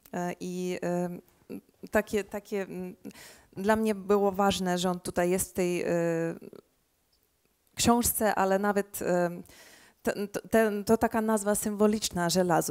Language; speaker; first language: Polish; early bilingual, heritage; Polish